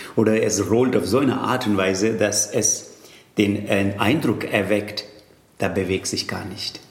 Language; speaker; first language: German; non-native, fluent; Tamil